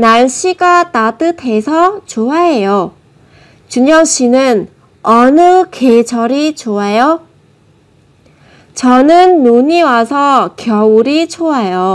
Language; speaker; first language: Korean; non-native, fluent; Vietnamese